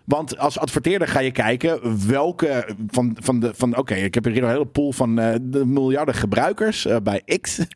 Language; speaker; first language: Dutch; native; Dutch